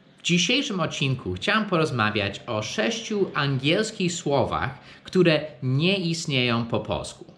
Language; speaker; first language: Polish; non-native, fluent; English